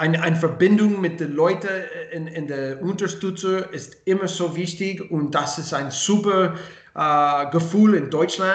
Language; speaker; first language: German; non-native, learner; English